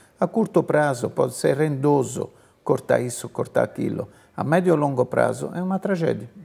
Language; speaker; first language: Portuguese; non-native, fluent; Italian